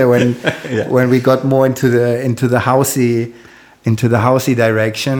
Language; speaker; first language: English; non-native, fluent; German